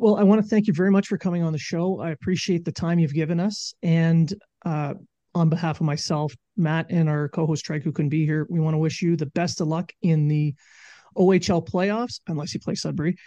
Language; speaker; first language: English; native; English